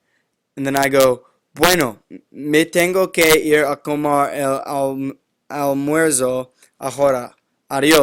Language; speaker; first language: Spanish; non-native, learner; English